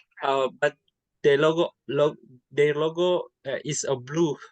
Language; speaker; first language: English; non-native, learner; Indonesian